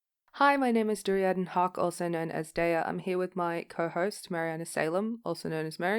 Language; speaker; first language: English; native; English